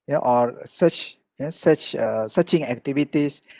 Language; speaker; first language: English; non-native, local second language; Malay